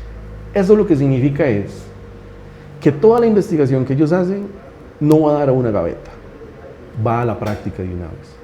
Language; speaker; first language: Spanish; native; Spanish